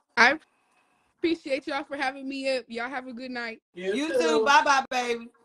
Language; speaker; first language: English; native; English